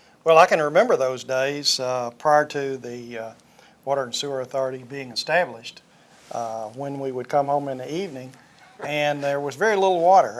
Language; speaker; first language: English; native; English